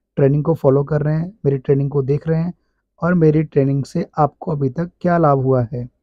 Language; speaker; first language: Hindi; native; Hindi